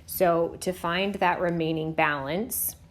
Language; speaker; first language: English; native; English